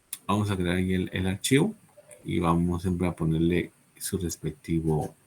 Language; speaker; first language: Spanish; native; Spanish